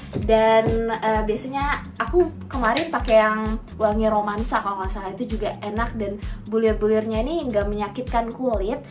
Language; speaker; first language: Indonesian; native; Indonesian